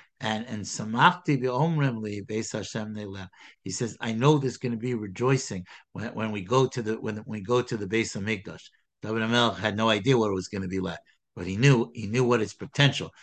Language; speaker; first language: English; native; English